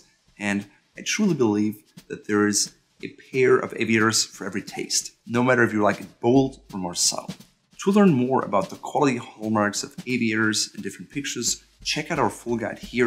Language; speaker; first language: English; non-native, fluent; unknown